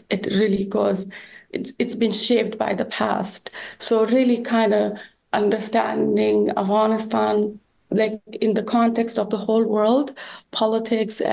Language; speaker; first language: English; non-native, fluent; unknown